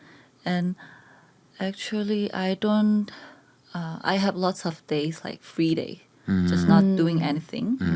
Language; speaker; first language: English; non-native, learner; Korean